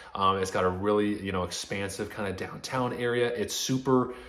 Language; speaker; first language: English; native; English